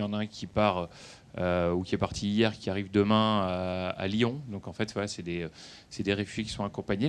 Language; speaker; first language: French; native; French